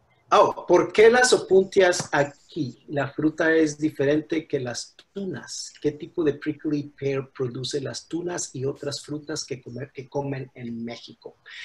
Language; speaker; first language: Spanish; native; Spanish